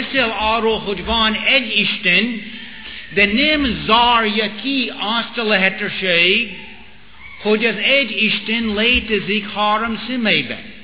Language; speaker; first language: Hungarian; non-native, fluent; English